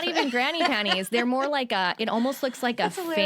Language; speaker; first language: English; native; English